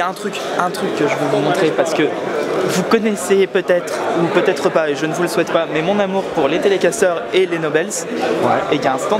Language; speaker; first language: French; native; French